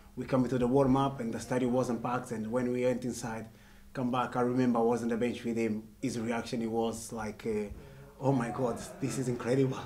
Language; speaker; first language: English; non-native, fluent; Portuguese